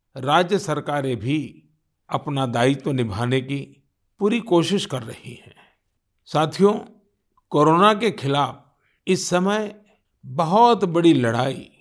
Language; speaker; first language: Hindi; non-native, local second language; Gujarati